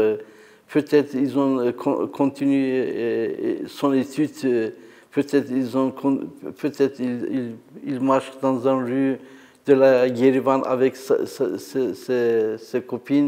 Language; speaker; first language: French; non-native, learner; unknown